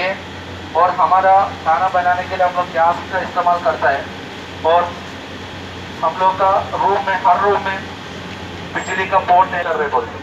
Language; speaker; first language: Hindi; non-native, local second language; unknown